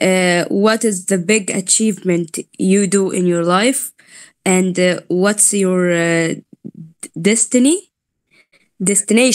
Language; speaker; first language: English; non-native, learner; Arabic